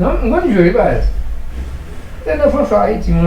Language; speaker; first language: Portuguese; non-native, learner; Haitian Creole